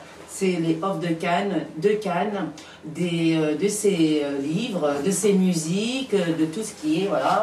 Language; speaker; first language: French; native; French